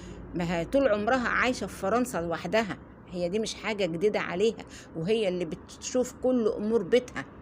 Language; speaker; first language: Arabic; native; Arabic